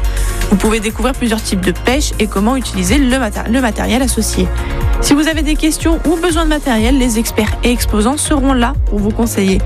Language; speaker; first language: French; native; French